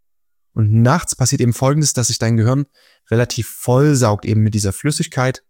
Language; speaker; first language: German; native; German